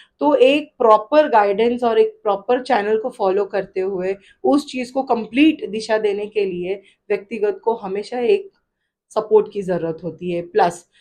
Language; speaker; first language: Hindi; non-native, local second language; Gujarati